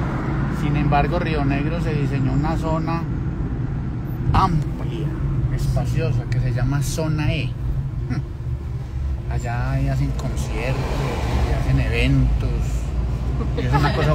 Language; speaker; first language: Spanish; native; Spanish